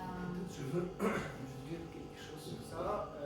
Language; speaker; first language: French; non-native, fluent; Arabic